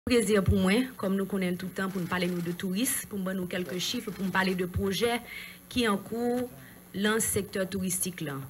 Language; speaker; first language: French; non-native, local second language; Haitian Creole